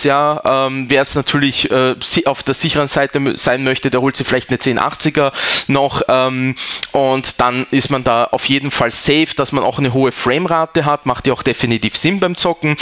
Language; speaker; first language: German; native; German